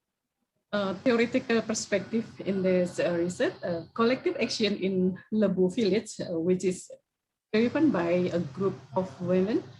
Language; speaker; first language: English; non-native, learner; Indonesian